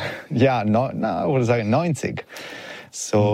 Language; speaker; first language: German; non-native, learner; Italian